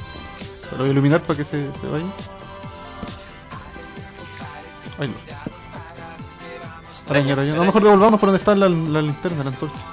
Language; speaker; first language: Spanish; native; Spanish